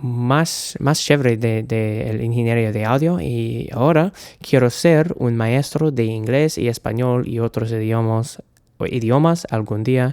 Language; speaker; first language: Spanish; non-native, learner; English